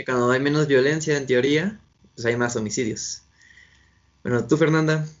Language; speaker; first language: Spanish; native; Spanish